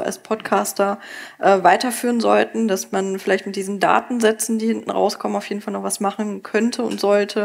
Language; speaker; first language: German; native; German